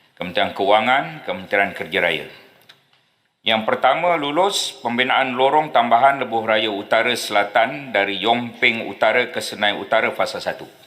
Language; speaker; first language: Malay; native; Malay